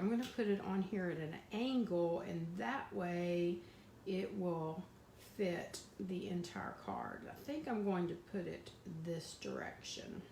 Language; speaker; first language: English; native; English